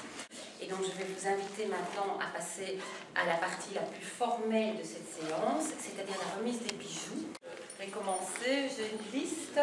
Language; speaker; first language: French; native; French